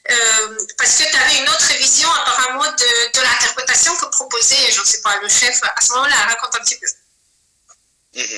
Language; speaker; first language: French; non-native, fluent; Azerbaijani